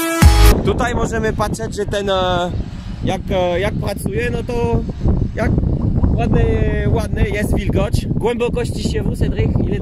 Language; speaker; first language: Polish; non-native, fluent; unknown